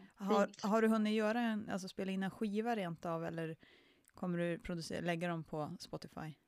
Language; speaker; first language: Swedish; native; Swedish